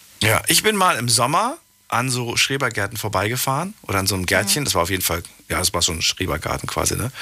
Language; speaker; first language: German; native; German